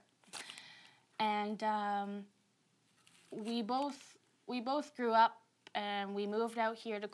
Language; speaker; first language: English; native; English